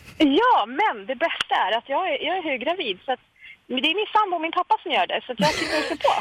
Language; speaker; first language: Swedish; native; Swedish